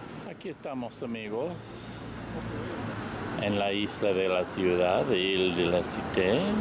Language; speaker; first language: Spanish; non-native, fluent; English